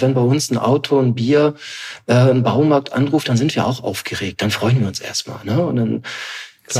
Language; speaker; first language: German; native; German